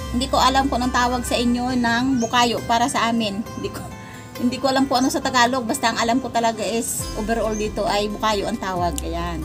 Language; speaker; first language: Filipino; non-native, local second language; Cebuano